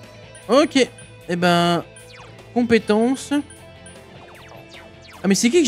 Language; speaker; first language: French; native; French